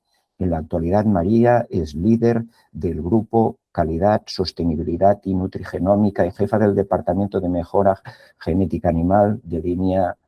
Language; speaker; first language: Spanish; native; Spanish